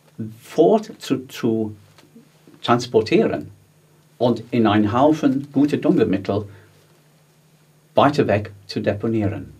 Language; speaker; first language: German; non-native, fluent; English